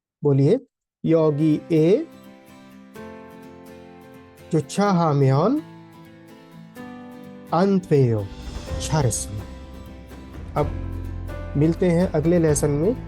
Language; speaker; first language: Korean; non-native, fluent; Hindi